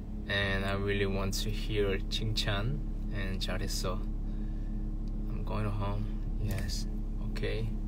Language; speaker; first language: English; non-native, learner; Korean